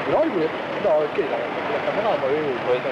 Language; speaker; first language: French; native; French